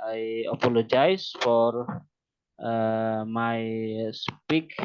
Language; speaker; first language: English; non-native, learner; Indonesian